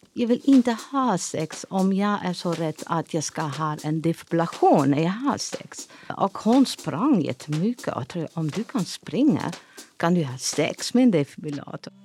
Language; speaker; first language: Swedish; non-native, fluent; Dutch